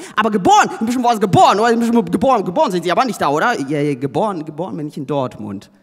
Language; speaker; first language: German; native; German